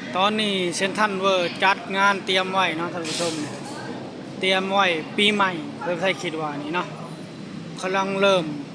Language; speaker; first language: Thai; native; Thai